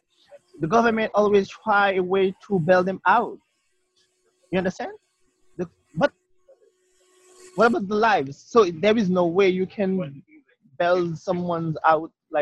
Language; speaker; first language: English; non-native, fluent; Haitian Creole